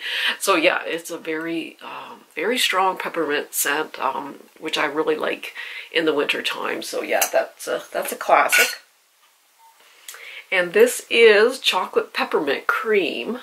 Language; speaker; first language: English; native; English